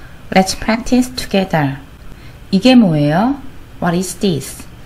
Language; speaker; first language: English; non-native, fluent; Korean